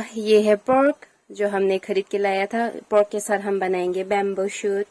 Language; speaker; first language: Hindi; non-native, local second language; Karbi